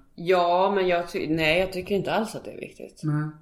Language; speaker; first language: Swedish; native; Swedish